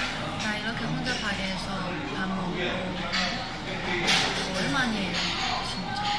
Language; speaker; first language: Korean; non-native, fluent; Chinese